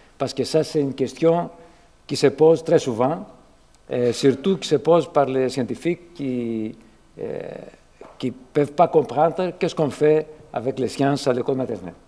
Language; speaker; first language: French; non-native, fluent; Greek